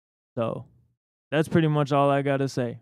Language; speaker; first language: English; native; English